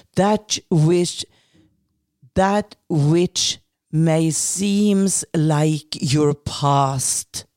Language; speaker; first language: English; non-native, fluent; Norwegian